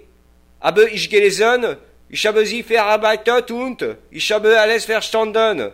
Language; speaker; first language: German; non-native, learner; French